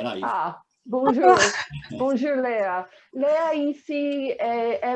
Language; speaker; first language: French; non-native, fluent; English